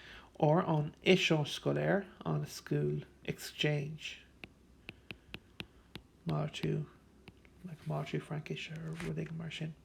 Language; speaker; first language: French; non-native, fluent; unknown